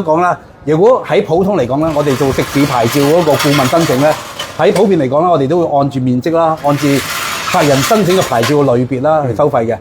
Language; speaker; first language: Cantonese; native; Cantonese